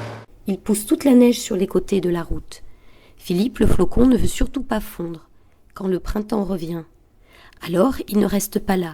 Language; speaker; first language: French; native; French